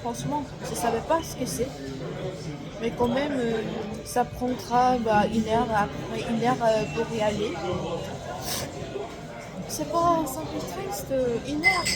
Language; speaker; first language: French; non-native, learner; Korean